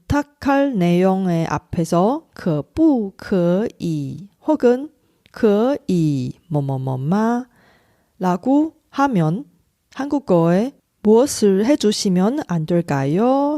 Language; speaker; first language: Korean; non-native, fluent; Chinese